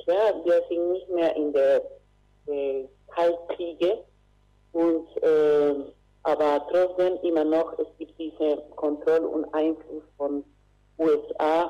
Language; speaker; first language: German; non-native, learner; Spanish